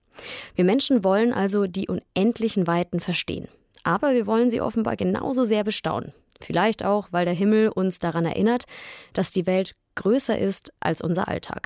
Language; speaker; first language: German; native; German